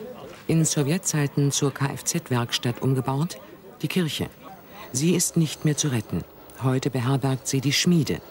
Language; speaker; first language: German; native; German